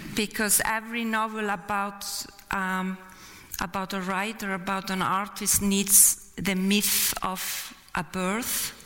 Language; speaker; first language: English; non-native, fluent; Icelandic